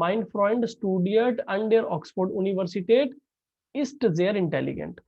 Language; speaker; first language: German; non-native, fluent; Hindi